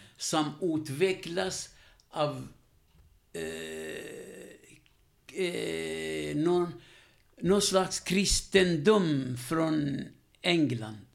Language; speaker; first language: Swedish; non-native, fluent; Arabic